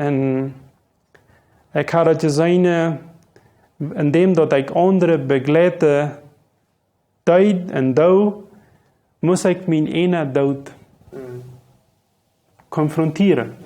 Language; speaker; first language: German; non-native, local second language; Low German